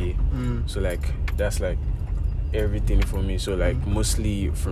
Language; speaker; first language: English; non-native, local second language; Yoruba